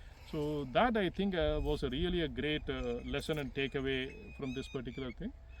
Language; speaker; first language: English; non-native, local second language; Telugu